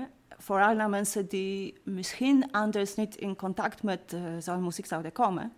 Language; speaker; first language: Dutch; non-native, fluent; Polish